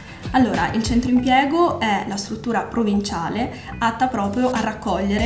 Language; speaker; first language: Italian; native; Italian